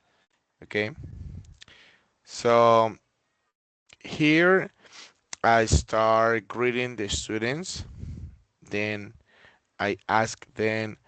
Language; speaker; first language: English; non-native, fluent; Spanish